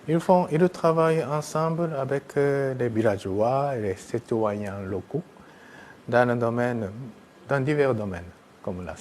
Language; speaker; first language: French; non-native, fluent; Japanese